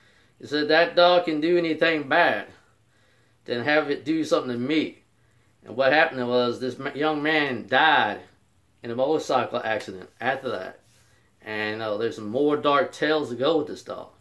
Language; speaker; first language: English; native; English